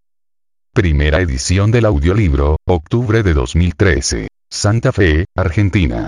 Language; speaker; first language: Spanish; native; Spanish